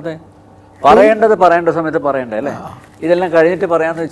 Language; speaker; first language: Malayalam; native; Malayalam